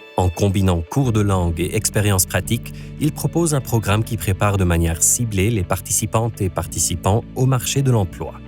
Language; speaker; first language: French; native; French